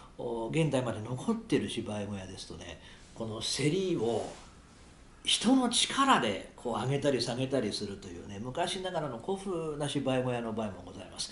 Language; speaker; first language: Japanese; native; Japanese